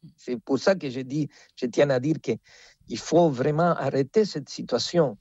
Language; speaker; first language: French; non-native, fluent; Spanish